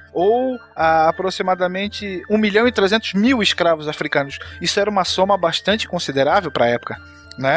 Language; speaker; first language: Portuguese; native; Portuguese